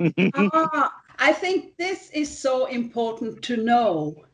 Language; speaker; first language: English; non-native, fluent; Swedish